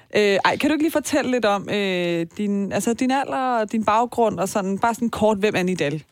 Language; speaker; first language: Danish; early bilingual, other home language; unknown